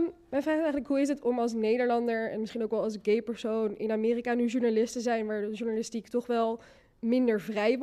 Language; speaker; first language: Dutch; native; Dutch